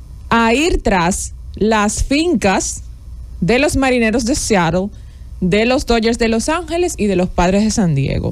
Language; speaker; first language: Spanish; native; Spanish